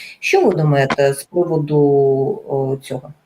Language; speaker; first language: Ukrainian; native; Ukrainian